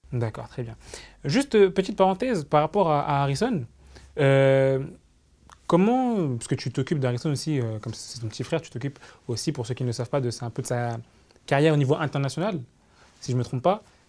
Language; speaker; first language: French; native; French